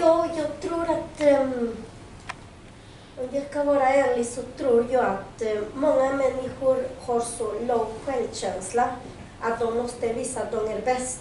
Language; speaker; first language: Swedish; non-native, fluent; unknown